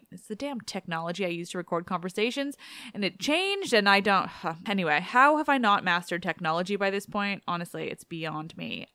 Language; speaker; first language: English; native; English